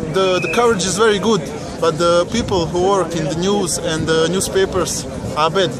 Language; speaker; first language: English; non-native, learner; Bosnian